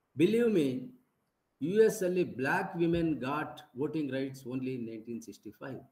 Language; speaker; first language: English; non-native, local second language; Kannada